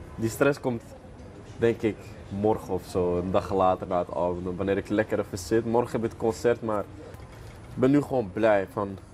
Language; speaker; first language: Dutch; early bilingual, other home language; Arabic